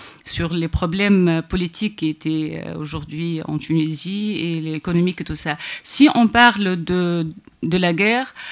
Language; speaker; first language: French; non-native, local second language; Arabic